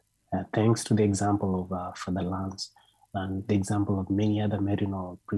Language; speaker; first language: English; non-native, local second language; Luyia